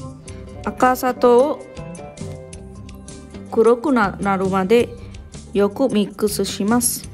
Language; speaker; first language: Japanese; non-native, learner; Sinhala